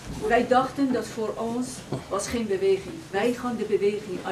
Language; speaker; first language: Dutch; non-native, fluent; Persian